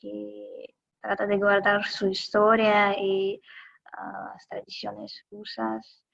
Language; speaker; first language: Spanish; non-native, fluent; Russian